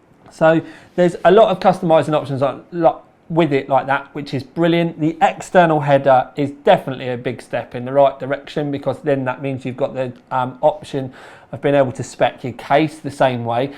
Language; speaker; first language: English; native; English